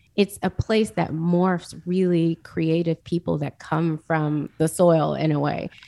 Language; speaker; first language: English; native; English